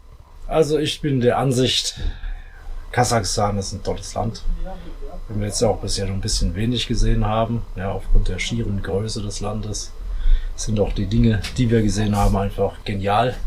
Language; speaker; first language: German; native; German